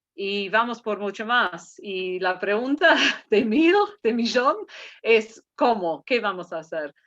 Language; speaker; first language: Spanish; non-native, fluent; English